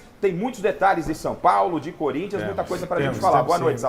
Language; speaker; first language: Portuguese; native; Portuguese